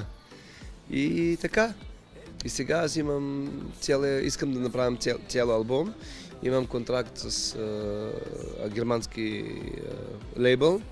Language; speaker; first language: Bulgarian; non-native, learner; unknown